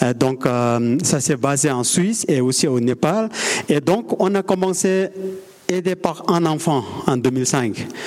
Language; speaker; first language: French; non-native, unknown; Sherpa